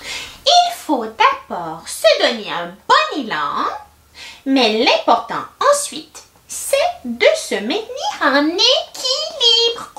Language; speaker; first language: French; native; French